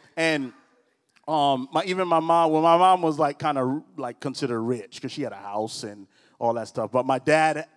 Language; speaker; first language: English; early bilingual, other home language; Spanish